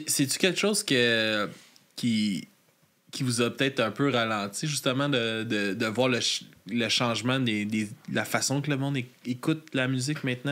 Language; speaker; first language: French; native; French